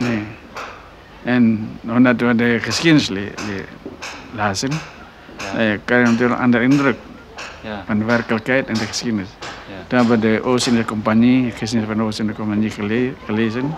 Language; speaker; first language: Dutch; non-native, local second language; Minangkabau